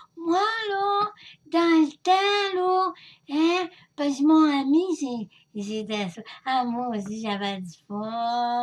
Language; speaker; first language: French; native; French